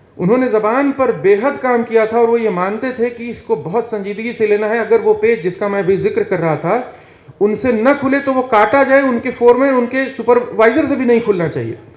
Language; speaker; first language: Hindi; native; Hindi